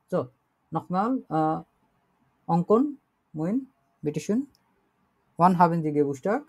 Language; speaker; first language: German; non-native, fluent; Bangla